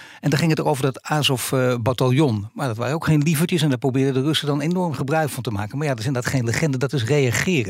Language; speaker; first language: Dutch; native; Dutch